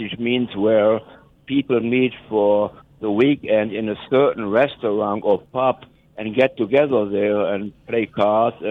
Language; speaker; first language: English; non-native, fluent; German